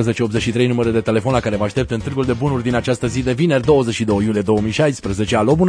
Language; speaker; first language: Romanian; native; Romanian